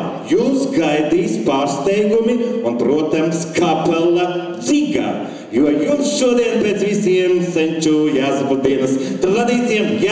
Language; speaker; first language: Latvian; native; Latvian